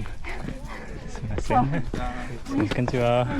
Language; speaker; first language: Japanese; non-native, learner; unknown